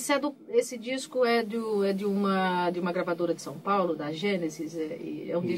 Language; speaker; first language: Portuguese; native; Portuguese